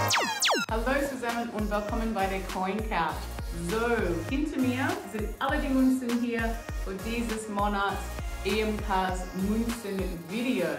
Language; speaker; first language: German; non-native, learner; English